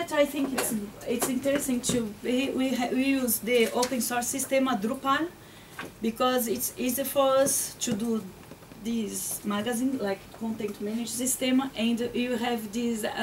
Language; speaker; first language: English; non-native, learner; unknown